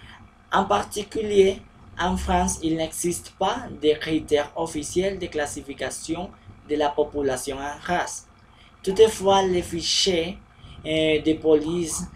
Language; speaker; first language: French; non-native, learner; Spanish